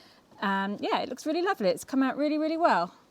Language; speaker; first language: English; native; English